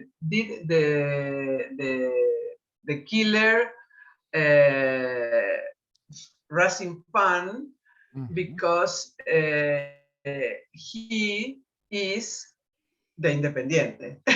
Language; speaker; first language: English; non-native, learner; Spanish